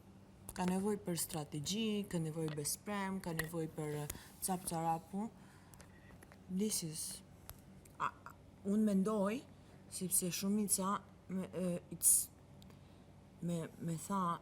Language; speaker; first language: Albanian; non-native, learner; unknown